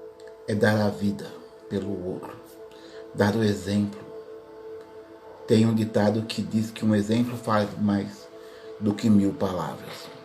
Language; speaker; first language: Portuguese; native; Portuguese